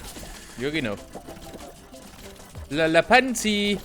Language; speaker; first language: German; native; German